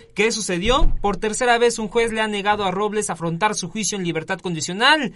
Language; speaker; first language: Spanish; native; Spanish